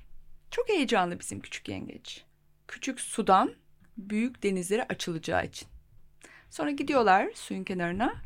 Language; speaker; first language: Turkish; native; Turkish